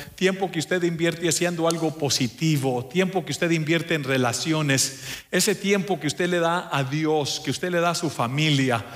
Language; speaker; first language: Spanish; early bilingual, heritage; Spanish